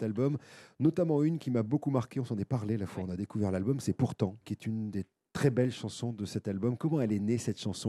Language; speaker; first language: French; native; French